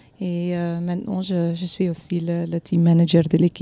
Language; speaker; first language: French; non-native, local second language; Dutch